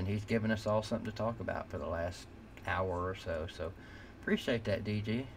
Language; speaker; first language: English; native; English